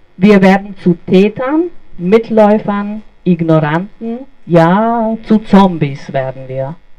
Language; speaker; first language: German; non-native, fluent; Bosnian